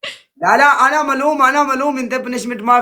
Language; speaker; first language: Arabic; non-native, learner; Urdu